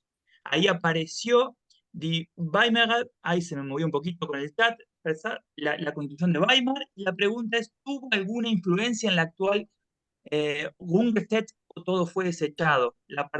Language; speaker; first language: Spanish; native; Spanish